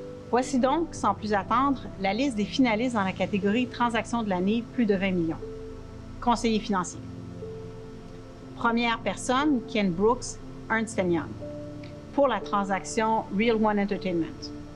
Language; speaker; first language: French; native; French